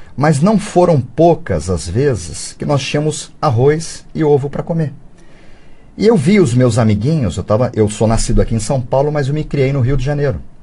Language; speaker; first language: Portuguese; native; Portuguese